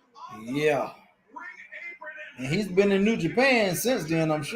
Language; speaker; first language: English; native; English